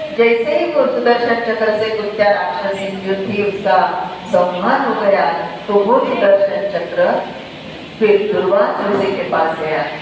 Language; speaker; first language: Hindi; non-native, local second language; Marathi